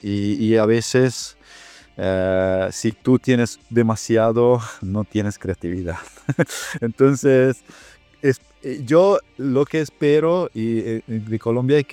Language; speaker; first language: Spanish; non-native, fluent; Italian